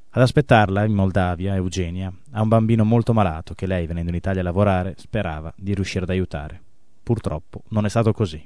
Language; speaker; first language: Italian; native; Italian